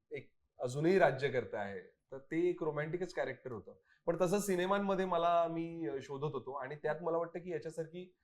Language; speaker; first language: Marathi; native; Marathi